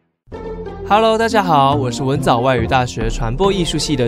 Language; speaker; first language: Chinese; native; Chinese